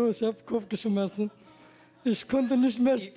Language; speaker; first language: German; non-native, learner; Turkish